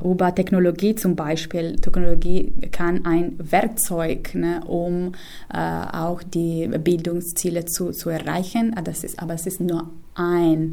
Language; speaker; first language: German; non-native, fluent; Italian